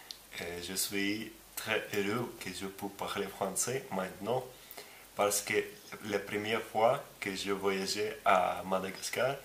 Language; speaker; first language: French; non-native, learner; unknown